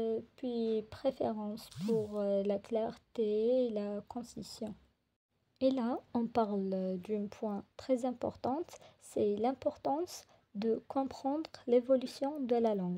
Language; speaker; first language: French; non-native, local second language; Arabic